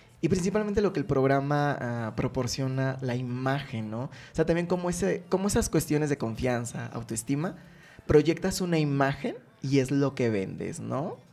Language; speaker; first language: Spanish; native; Spanish